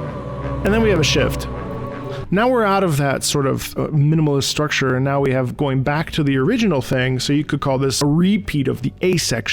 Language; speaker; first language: English; native; English